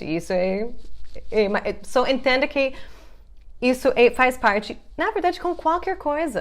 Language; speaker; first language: Portuguese; non-native, fluent; English